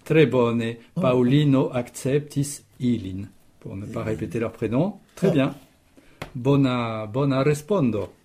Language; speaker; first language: French; native; French